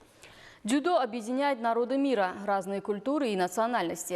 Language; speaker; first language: Russian; non-native, local second language; Tajik